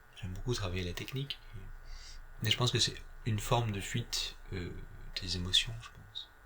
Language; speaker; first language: French; native; French